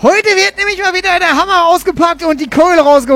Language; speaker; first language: German; native; German